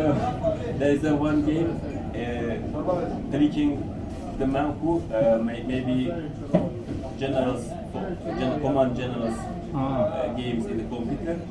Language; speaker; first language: English; non-native, learner; Turkish